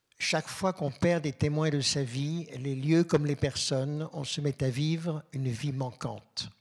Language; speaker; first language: French; native; French